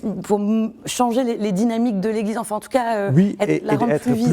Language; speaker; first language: French; native; French